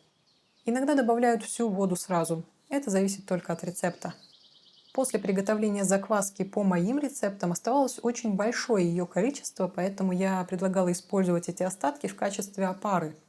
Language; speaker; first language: Russian; native; Russian